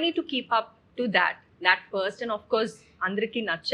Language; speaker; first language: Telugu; non-native, local second language; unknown